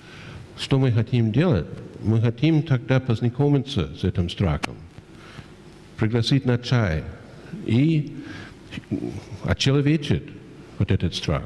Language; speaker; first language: Russian; non-native, fluent; English